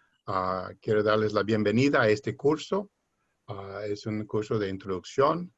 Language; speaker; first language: Spanish; early bilingual, heritage; Spanish